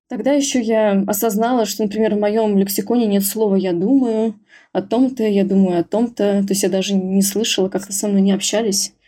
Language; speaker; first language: Russian; native; Russian